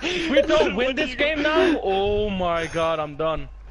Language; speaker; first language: English; non-native, fluent; Danish